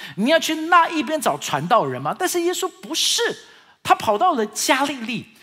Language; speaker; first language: Chinese; early bilingual, heritage; Chinese